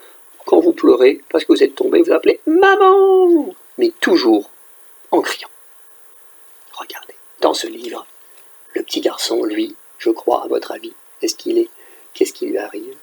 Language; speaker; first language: French; native; French